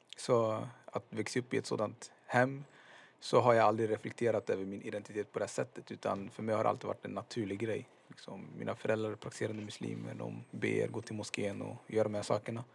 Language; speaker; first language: Swedish; early bilingual, other home language; Arabic